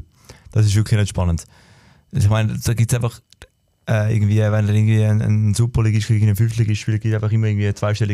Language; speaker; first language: German; native; German